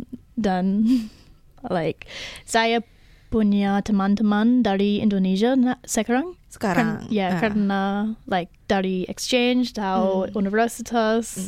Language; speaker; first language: Indonesian; non-native, learner; English